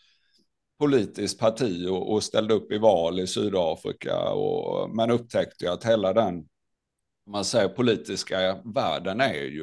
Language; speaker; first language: Swedish; native; Swedish